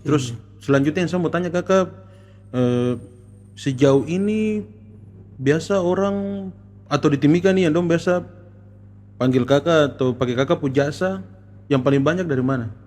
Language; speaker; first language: Malay; native; Malay